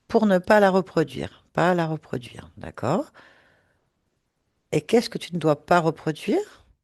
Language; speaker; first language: French; native; French